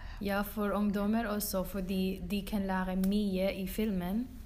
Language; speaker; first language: Norwegian; non-native, learner; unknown